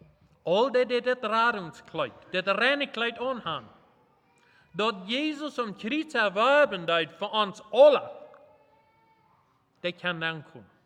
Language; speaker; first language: German; non-native, local second language; Plautdietsch